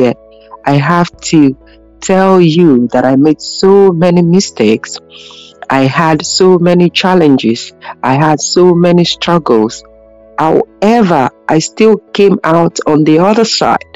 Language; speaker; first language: English; non-native, local second language; Yoruba